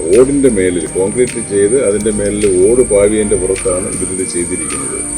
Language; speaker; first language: Malayalam; native; Malayalam